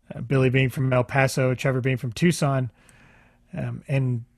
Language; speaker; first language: English; native; English